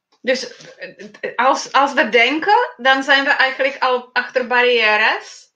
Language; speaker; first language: Dutch; non-native, fluent; Czech